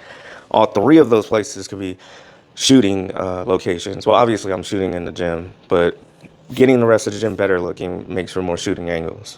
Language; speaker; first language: English; native; English